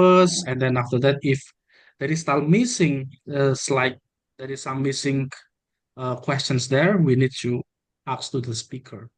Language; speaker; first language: English; non-native, learner; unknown